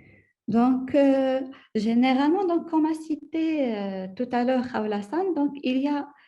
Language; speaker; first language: French; non-native, local second language; Arabic